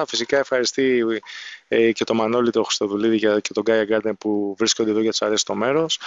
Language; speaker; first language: Greek; native; Greek